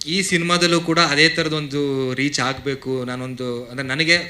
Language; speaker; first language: Kannada; native; Kannada